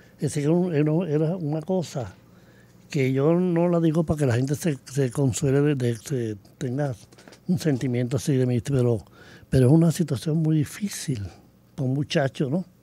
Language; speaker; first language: Spanish; native; Spanish